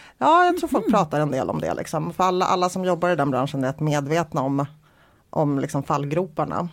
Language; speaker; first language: Swedish; early bilingual, other home language; Polish